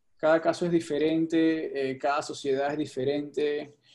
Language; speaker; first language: Spanish; native; Spanish